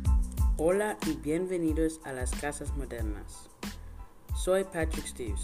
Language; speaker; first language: Spanish; non-native, learner; English